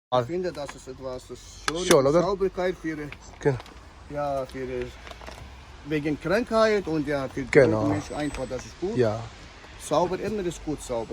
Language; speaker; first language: German; non-native, learner; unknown